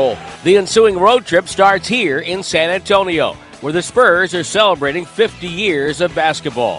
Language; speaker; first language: English; native; English